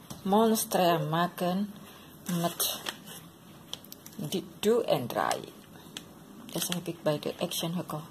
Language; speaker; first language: Dutch; non-native, learner; Indonesian